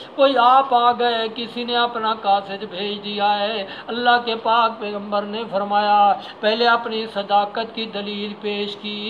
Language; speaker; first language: Urdu; non-native, local second language; Punjabi